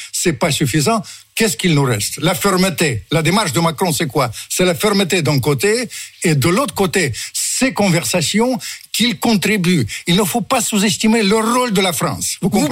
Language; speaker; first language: French; non-native, fluent; Russian